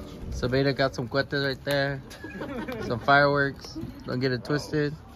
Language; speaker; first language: English; early bilingual, other home language; Spanish